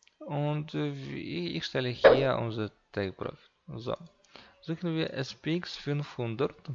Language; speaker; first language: German; non-native, learner; Russian